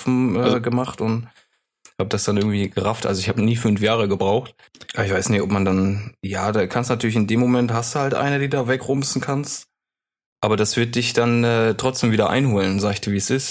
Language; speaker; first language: German; native; German